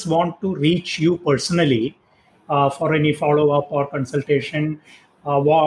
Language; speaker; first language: English; non-native, local second language; Malayalam